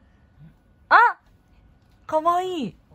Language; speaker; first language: Japanese; native; Japanese